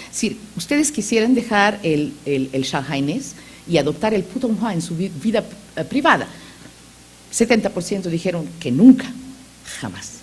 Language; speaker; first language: Spanish; non-native, fluent; Macedonian